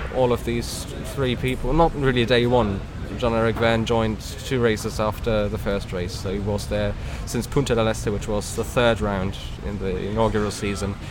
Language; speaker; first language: English; non-native, fluent; German